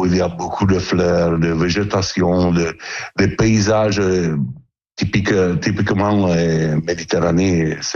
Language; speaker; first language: French; non-native, learner; Italian